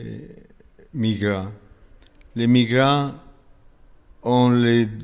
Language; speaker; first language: French; non-native, fluent; Italian